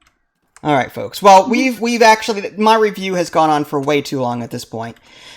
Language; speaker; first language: English; native; English